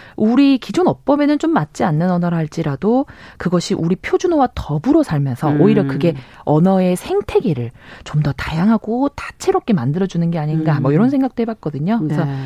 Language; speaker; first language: Korean; native; Korean